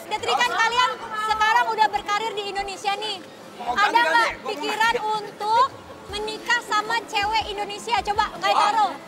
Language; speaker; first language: Indonesian; native; Indonesian